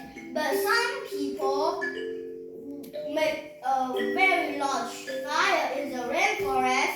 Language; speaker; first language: English; non-native, learner; Vietnamese